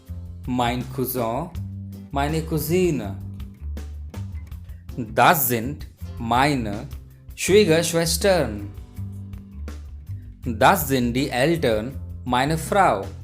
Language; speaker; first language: German; non-native, fluent; Hindi